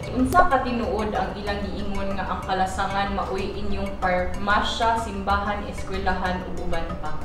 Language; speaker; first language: Cebuano; native; Cebuano